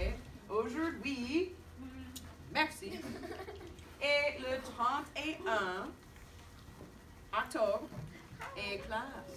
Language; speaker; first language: French; non-native, fluent; English